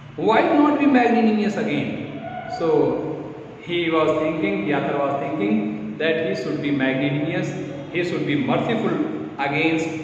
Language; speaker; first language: English; non-native, local second language; Hindi